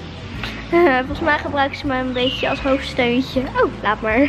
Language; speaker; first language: Dutch; native; Dutch